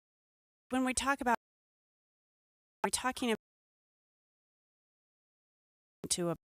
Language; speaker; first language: English; native; English